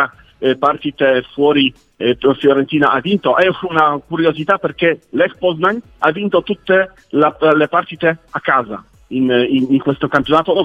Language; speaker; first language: Italian; non-native, learner; Polish